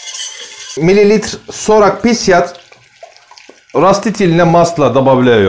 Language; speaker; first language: Russian; non-native, learner; Turkish